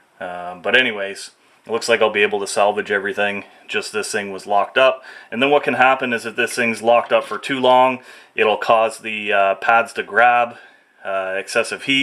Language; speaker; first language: English; native; English